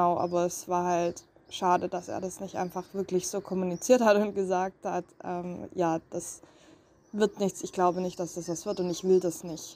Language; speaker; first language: German; native; German